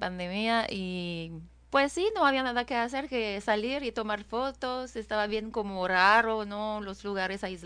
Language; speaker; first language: Spanish; non-native, fluent; French